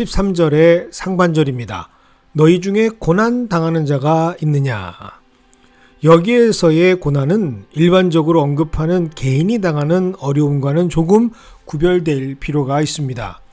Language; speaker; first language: Korean; native; Korean